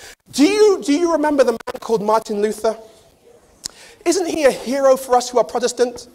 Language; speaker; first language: English; native; English